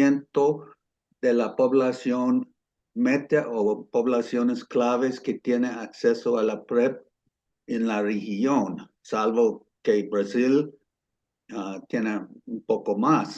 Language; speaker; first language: Spanish; non-native, fluent; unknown